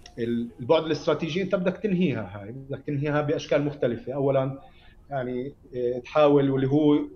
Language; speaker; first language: Arabic; native; Arabic